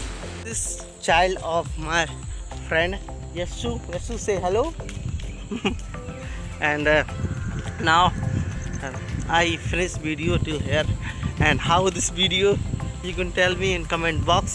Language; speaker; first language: English; non-native, local second language; Hindi